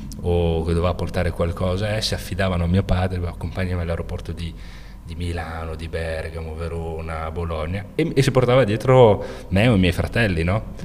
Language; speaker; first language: Italian; native; Italian